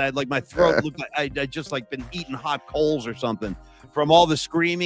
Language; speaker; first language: English; native; English